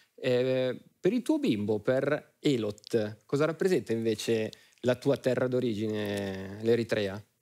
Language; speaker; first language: Italian; native; Italian